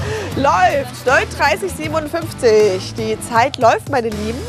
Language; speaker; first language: German; native; German